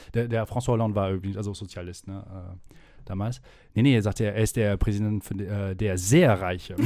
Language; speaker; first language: German; non-native, fluent; French